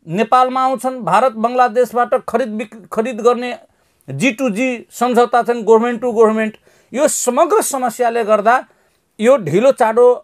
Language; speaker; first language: Nepali; non-native, local second language; Maithili